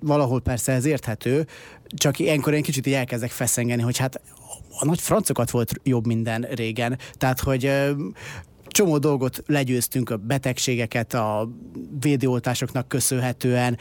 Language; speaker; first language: Hungarian; native; Hungarian